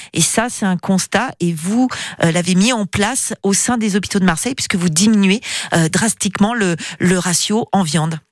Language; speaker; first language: French; native; French